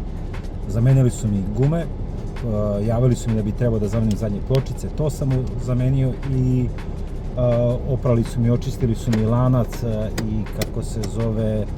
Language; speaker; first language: Serbian; native; Serbian